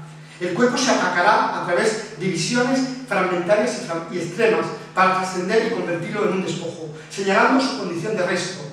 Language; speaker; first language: Spanish; native; Spanish